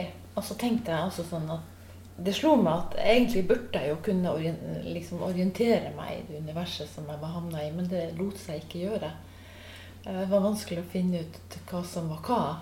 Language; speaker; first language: Norwegian; native; Norwegian